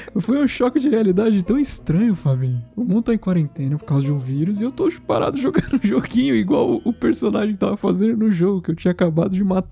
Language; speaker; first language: Portuguese; native; Portuguese